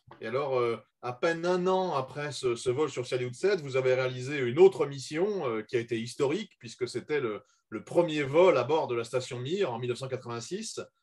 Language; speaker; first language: French; native; French